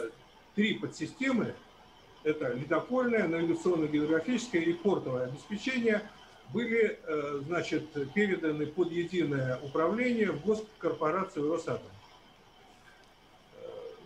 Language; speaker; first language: Russian; native; Russian